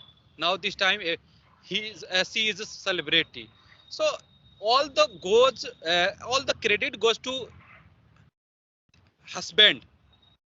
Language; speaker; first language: English; non-native, learner; Hindi